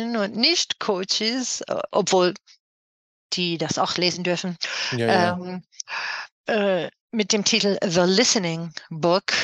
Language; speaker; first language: German; non-native, fluent; English